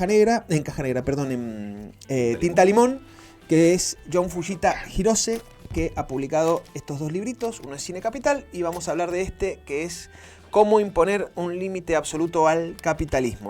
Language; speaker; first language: Spanish; native; Spanish